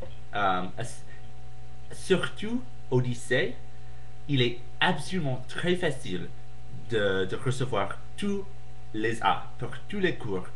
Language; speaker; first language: French; non-native, fluent; English